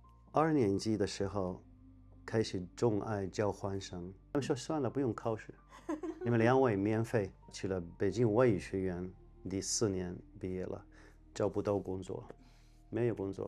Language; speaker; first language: Chinese; non-native, fluent; Arabic